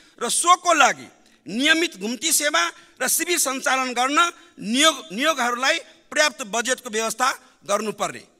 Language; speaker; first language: Nepali; non-native, local second language; Maithili